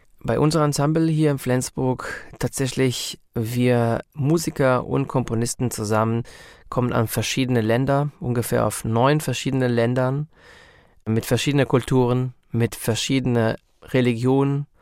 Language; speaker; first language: German; non-native, learner; Hebrew